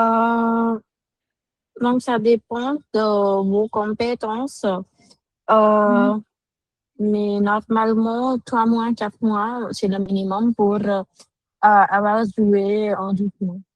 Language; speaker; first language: French; non-native, fluent; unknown